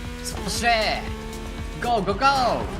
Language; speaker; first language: Japanese; native; Japanese